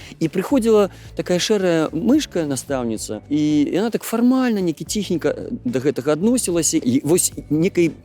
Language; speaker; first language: Belarusian; non-native, local second language; Russian